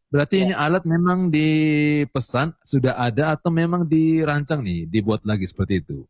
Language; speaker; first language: Indonesian; native; Indonesian